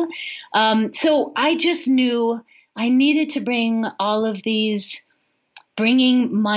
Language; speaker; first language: English; native; English